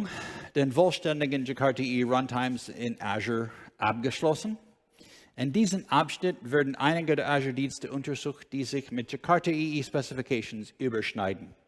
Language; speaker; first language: German; non-native, learner; English